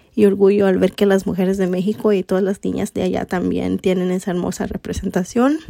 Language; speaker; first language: Spanish; early bilingual, heritage; Spanish